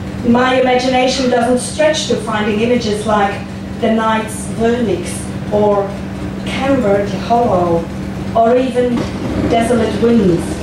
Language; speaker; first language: English; non-native, fluent; Dutch